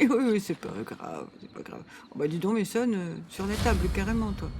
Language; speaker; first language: French; native; French